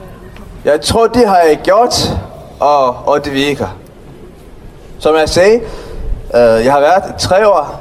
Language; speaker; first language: Danish; non-native, learner; Tigrinya